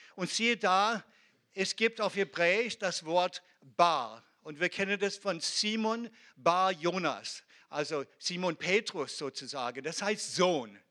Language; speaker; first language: German; non-native, fluent; Hebrew